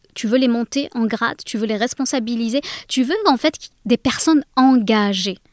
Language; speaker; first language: French; native; French